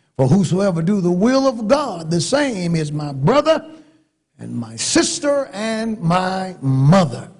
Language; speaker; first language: English; native; English